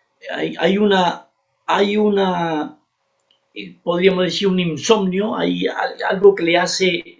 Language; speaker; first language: Spanish; native; Spanish